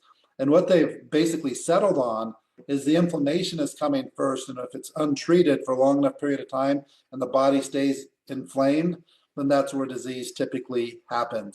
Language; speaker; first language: English; native; English